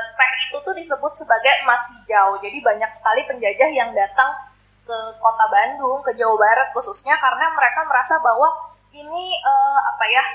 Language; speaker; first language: Indonesian; native; Indonesian